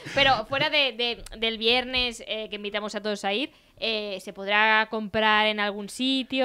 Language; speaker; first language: Spanish; native; Spanish